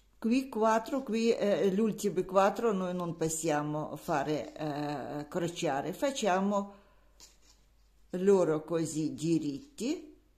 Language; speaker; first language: Italian; non-native, learner; Russian